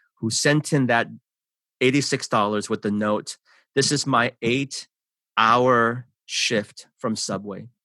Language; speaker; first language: English; early bilingual, other home language; Korean